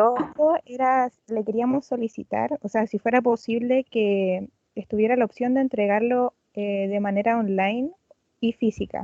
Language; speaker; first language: Spanish; native; Spanish